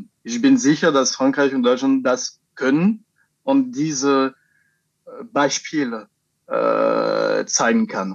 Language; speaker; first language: German; non-native, learner; French